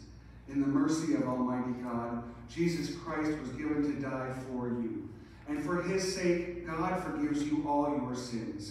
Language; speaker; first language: English; native; English